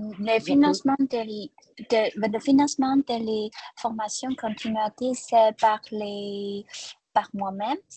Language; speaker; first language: French; non-native, learner; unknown